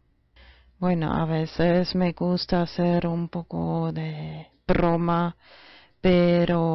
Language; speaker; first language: Spanish; non-native, fluent; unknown